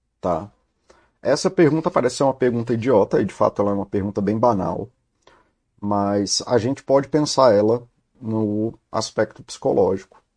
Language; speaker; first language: Portuguese; native; Portuguese